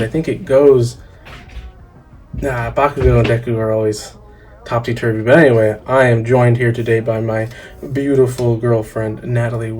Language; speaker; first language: English; native; English